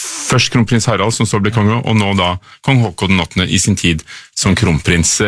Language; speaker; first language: Norwegian; native; Norwegian